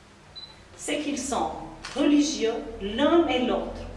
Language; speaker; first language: French; native; French